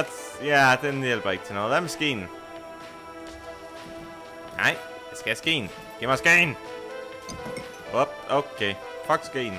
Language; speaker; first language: Danish; native; Danish